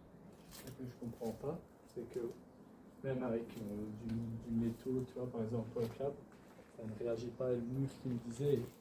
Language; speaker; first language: French; native; French